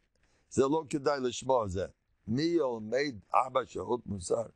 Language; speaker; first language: Hebrew; non-native, fluent; English